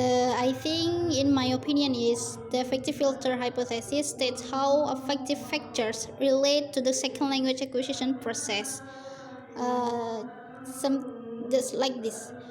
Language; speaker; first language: English; non-native, learner; Indonesian